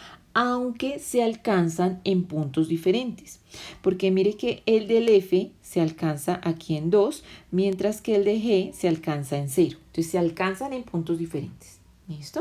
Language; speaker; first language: Spanish; native; Spanish